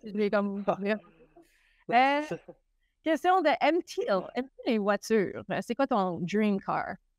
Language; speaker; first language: French; native; French